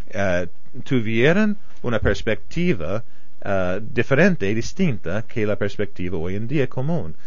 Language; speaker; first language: Spanish; non-native, fluent; English